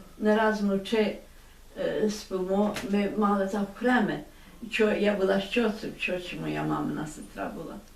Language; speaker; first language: Ukrainian; native; Ukrainian